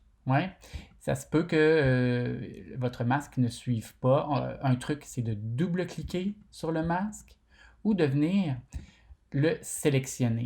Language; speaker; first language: French; native; French